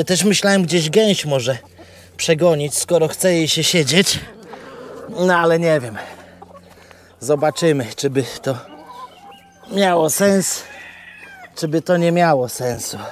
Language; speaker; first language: Polish; native; Polish